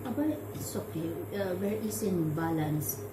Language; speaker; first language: English; non-native, learner; Filipino